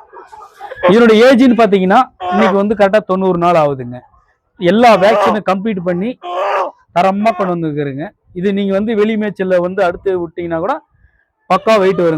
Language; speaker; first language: Tamil; native; Tamil